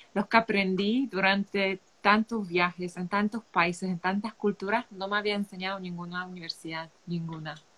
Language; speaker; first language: Spanish; non-native, fluent; Polish